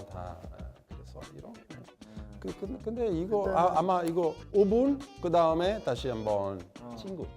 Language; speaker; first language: Korean; non-native, fluent; Italian